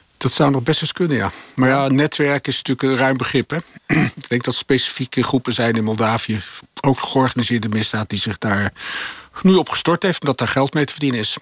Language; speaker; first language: Dutch; native; Dutch